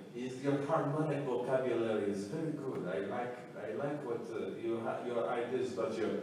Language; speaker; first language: English; native; English